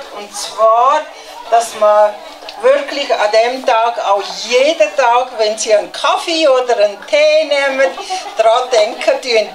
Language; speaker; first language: German; non-native, fluent; Tibetan